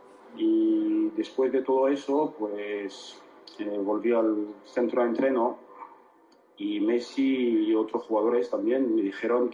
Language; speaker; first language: Spanish; non-native, fluent; French